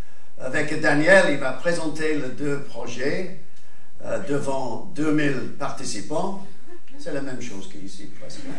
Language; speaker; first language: French; non-native, fluent; English